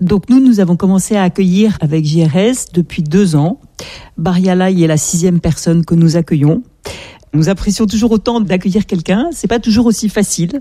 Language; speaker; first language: French; native; French